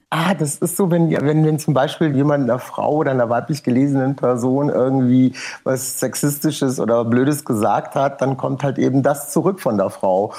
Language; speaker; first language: German; native; German